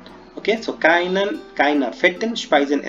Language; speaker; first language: German; non-native, fluent; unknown